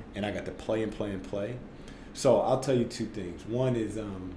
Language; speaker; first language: English; native; English